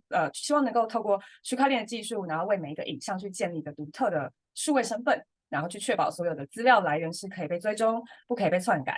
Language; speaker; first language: Chinese; native; Chinese